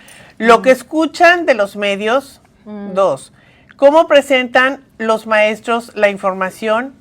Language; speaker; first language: Spanish; native; Spanish